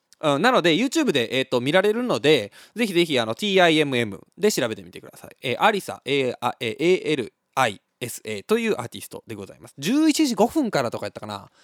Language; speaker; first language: Japanese; native; Japanese